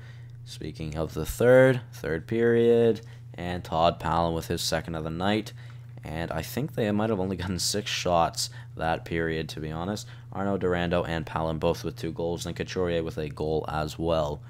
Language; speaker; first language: English; native; English